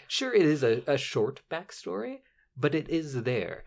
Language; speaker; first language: English; native; English